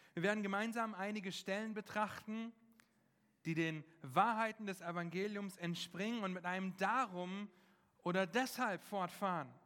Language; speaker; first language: German; non-native, fluent; English